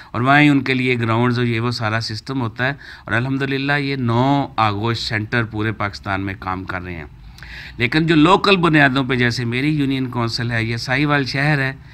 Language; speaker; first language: Urdu; non-native, local second language; Punjabi